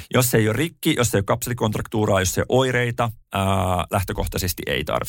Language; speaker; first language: Finnish; native; Finnish